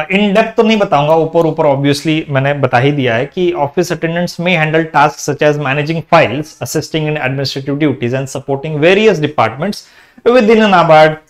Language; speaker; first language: Hindi; non-native, local second language; Marathi